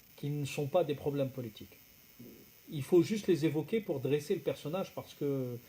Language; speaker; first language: French; non-native, local second language; Arabic